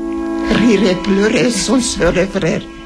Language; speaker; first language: French; early bilingual, other home language; Armenian